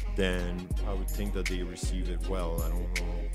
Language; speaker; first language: English; early bilingual, other home language; Spanish